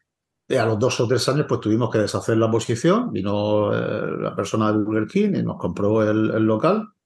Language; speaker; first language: Spanish; native; Spanish